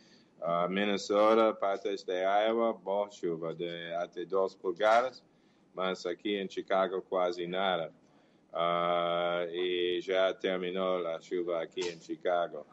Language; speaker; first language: Portuguese; non-native, fluent; English